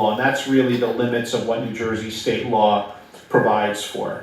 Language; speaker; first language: English; native; English